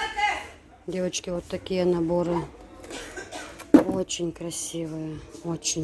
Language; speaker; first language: Russian; non-native, local second language; Chechen